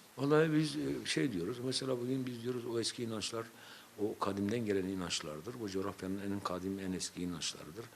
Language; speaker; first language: Turkish; non-native, local second language; Zaza